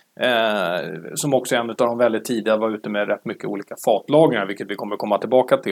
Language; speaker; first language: Swedish; native; Swedish